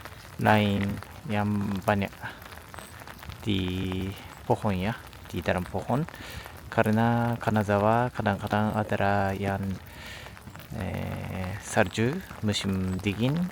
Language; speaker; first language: Indonesian; non-native, learner; Japanese